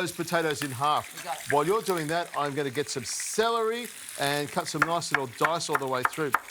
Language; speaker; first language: English; native; English